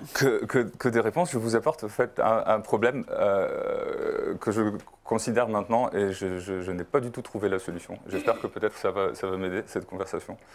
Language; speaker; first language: French; non-native, fluent; Polish